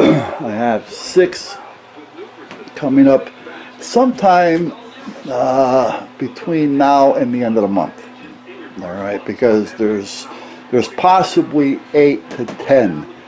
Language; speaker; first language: English; native; English